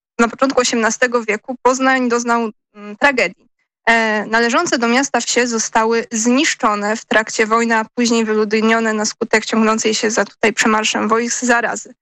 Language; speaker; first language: Polish; native; Polish